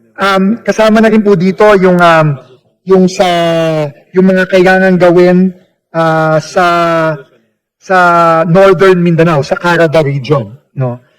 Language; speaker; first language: Filipino; native; Filipino